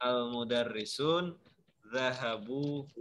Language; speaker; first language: Arabic; non-native, fluent; Indonesian